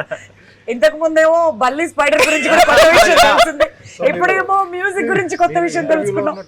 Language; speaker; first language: Telugu; native; Telugu